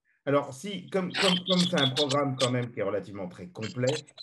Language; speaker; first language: French; native; French